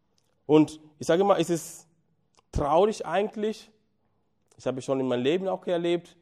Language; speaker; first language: German; non-native, fluent; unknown